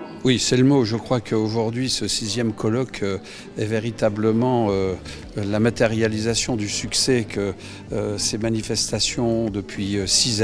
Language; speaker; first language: French; native; French